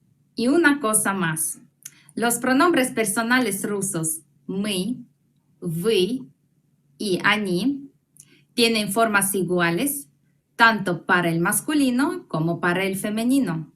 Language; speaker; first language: Spanish; non-native, fluent; Russian